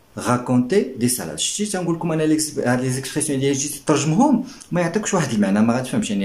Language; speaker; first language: French; non-native, local second language; Arabic